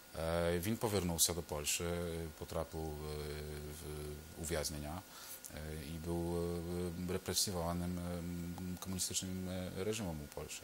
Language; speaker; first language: Ukrainian; non-native, fluent; Polish